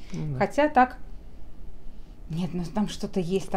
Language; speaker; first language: Russian; native; Russian